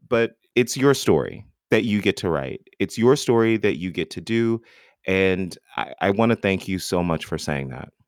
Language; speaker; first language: English; native; English